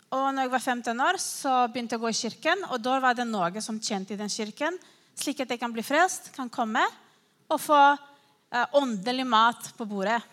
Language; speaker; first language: Norwegian; non-native, fluent; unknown